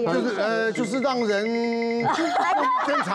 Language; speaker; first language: Chinese; native; Chinese